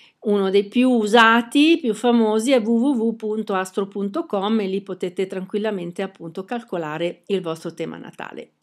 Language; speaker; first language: Italian; native; Italian